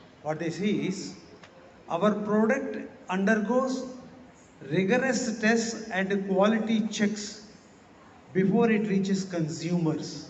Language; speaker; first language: English; non-native, local second language; Telugu